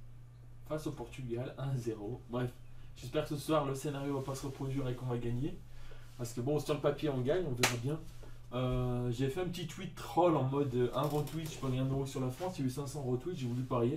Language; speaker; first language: French; native; French